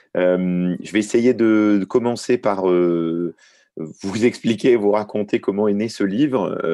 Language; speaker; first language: French; early bilingual, other home language; Arabic